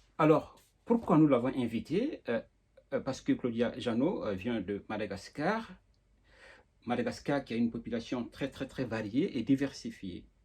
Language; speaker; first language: French; non-native, local second language; Fula